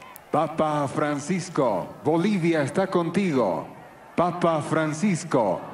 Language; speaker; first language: Spanish; native; Spanish